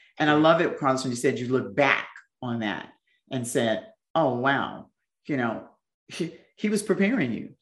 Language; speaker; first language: English; native; English